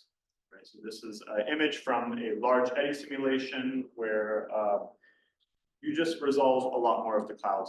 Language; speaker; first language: English; native; English